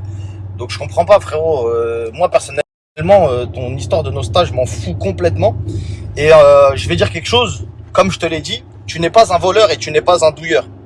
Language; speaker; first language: French; native; French